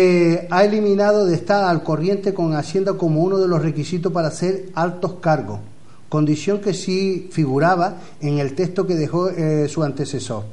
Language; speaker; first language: Spanish; native; Spanish